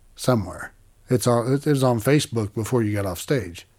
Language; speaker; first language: English; native; English